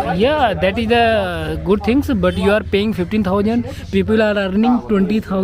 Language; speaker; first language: English; non-native, local second language; Hindi